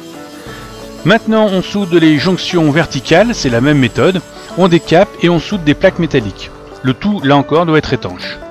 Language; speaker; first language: French; native; French